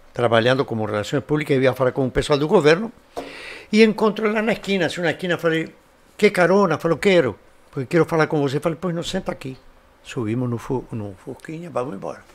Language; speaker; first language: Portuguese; non-native, fluent; Spanish